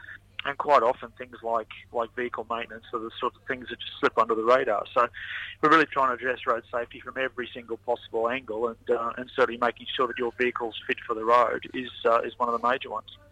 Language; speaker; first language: English; native; English